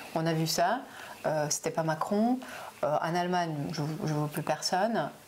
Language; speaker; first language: French; non-native, fluent; Russian